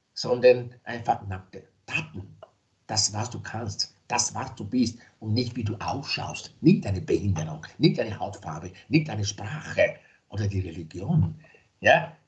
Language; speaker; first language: German; non-native, fluent; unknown